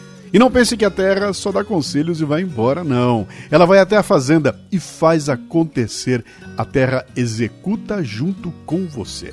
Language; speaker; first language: Portuguese; native; Portuguese